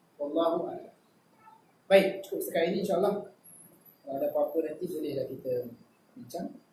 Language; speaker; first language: Malay; native; Malay